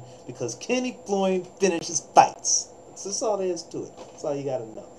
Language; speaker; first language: English; native; English